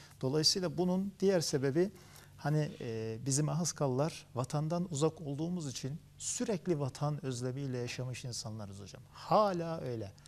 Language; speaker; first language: Turkish; early bilingual, heritage; Turkish